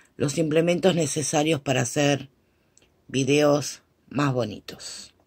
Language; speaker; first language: Spanish; native; Spanish